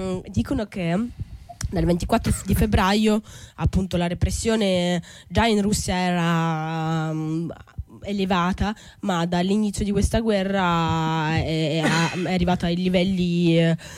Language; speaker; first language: Italian; native; Italian